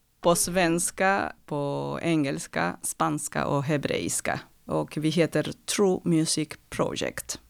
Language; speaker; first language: Swedish; non-native, fluent; Spanish